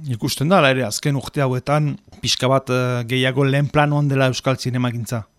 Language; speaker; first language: Basque; native; Basque